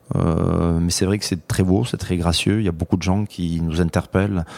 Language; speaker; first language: French; native; French